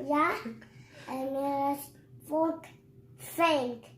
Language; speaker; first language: Dutch; early bilingual, other home language; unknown